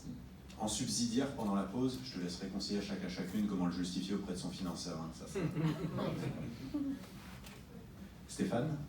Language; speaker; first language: French; native; French